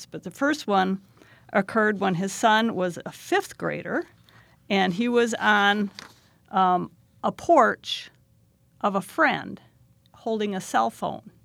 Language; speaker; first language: English; native; English